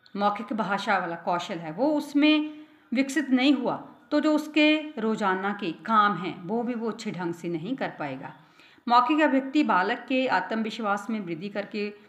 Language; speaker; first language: Hindi; non-native, local second language; Punjabi